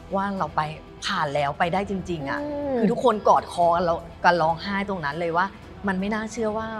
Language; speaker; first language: Thai; native; Thai